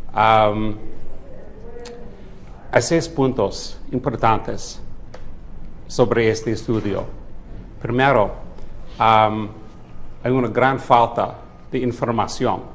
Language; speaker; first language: Spanish; non-native, fluent; English